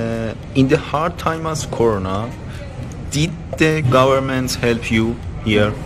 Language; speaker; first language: English; non-native, learner; Persian